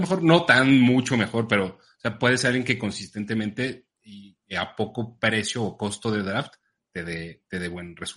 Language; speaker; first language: Spanish; native; Spanish